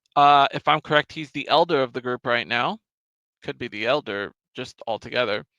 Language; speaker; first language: English; native; English